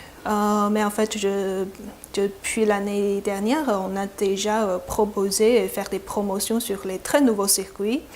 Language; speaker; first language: French; non-native, fluent; Chinese